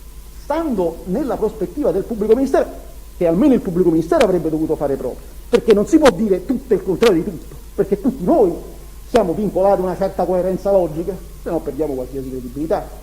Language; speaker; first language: Italian; native; Italian